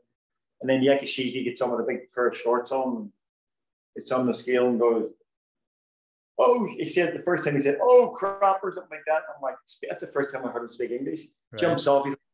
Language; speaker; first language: English; native; English